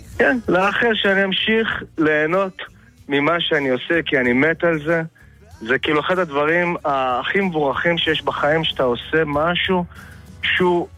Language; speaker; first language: Hebrew; early bilingual, other home language; English